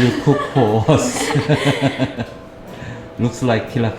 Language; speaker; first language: English; non-native, learner; Korean